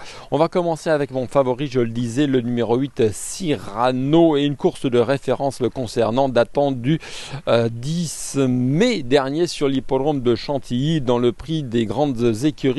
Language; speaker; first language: French; native; French